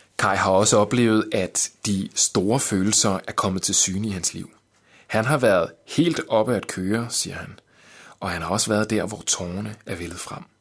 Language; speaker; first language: Danish; native; Danish